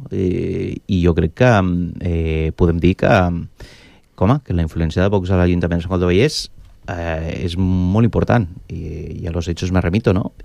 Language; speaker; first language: Catalan; non-native, local second language; Spanish